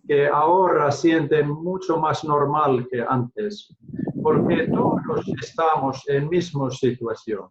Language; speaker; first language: Spanish; non-native, learner; Finnish